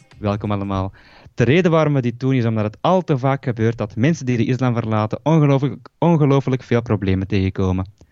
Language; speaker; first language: Dutch; early bilingual, other home language; Turkish